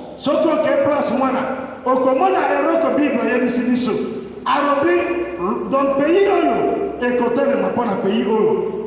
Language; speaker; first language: Lingala; non-native, fluent; Igbo